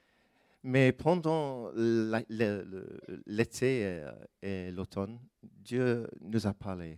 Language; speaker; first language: French; non-native, fluent; English